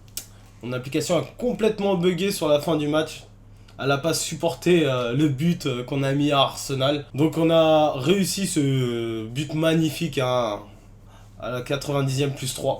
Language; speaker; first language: French; native; French